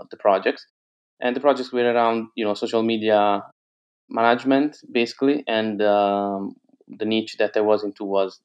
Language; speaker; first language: English; non-native, fluent; Italian